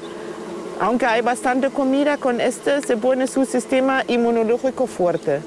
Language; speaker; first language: Spanish; non-native, fluent; German